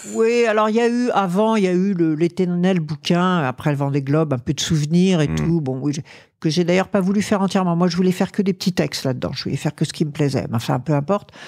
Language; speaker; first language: French; native; French